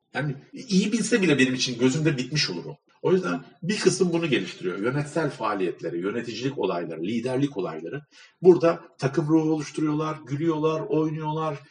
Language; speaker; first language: Turkish; native; Turkish